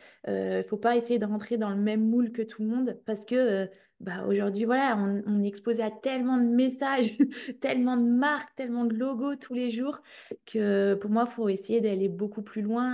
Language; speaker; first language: French; native; French